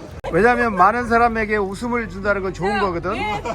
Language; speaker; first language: Korean; native; Korean